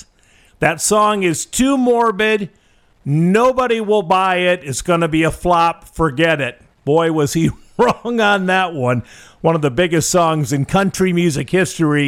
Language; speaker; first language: English; native; English